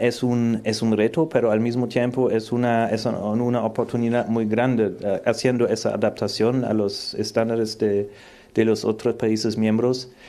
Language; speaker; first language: Spanish; non-native, fluent; German